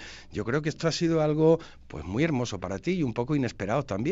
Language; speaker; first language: Spanish; native; Spanish